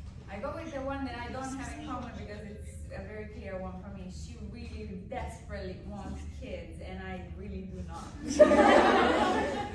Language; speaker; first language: English; non-native, fluent; Italian